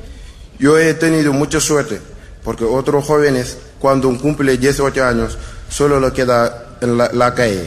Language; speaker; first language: Spanish; non-native, learner; Wolof